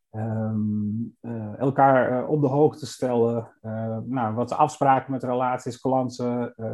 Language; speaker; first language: Dutch; non-native, fluent; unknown